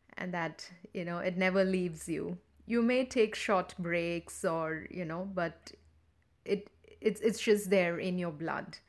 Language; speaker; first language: English; non-native, local second language; Tamil